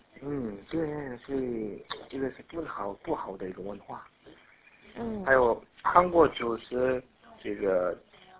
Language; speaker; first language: Chinese; non-native, learner; Korean